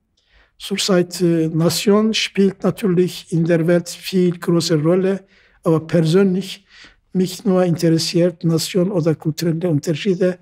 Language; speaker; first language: German; non-native, fluent; Turkish